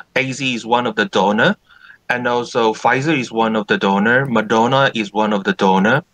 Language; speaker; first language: English; non-native, fluent; Vietnamese